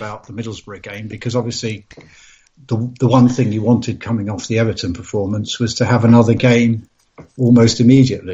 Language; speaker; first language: English; native; English